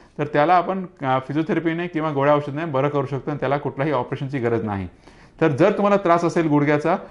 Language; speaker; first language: Marathi; non-native, local second language; Hindi